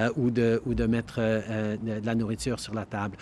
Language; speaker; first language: French; early bilingual, heritage; French